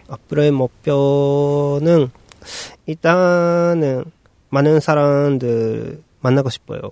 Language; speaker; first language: Korean; non-native, fluent; Japanese